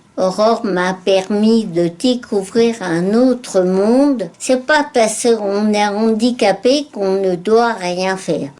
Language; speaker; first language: French; native; French